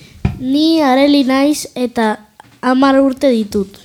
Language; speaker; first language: Basque; non-native, learner; Spanish